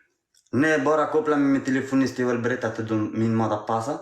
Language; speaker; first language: Swedish; non-native, learner; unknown